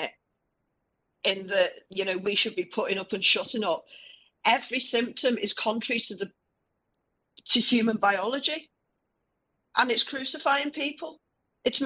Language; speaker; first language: English; native; English